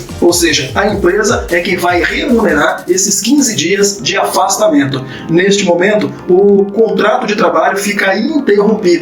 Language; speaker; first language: Portuguese; native; Portuguese